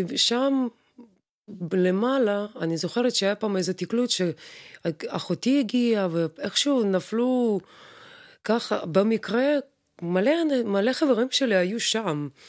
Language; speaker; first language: Hebrew; non-native, fluent; Russian